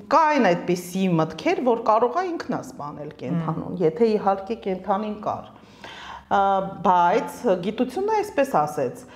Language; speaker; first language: Armenian; native; Armenian